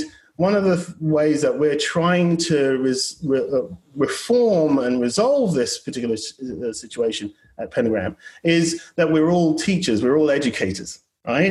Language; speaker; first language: English; native; English